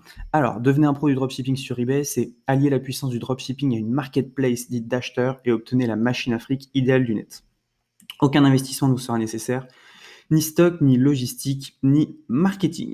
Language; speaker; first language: French; native; French